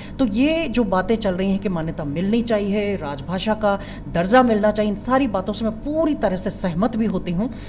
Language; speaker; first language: Hindi; native; Hindi